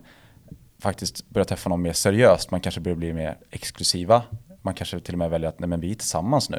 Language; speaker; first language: Swedish; native; Swedish